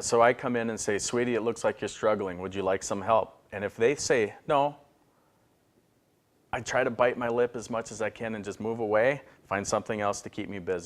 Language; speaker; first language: English; native; English